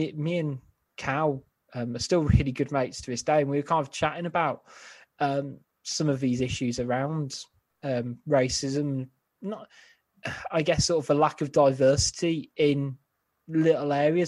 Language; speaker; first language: English; native; English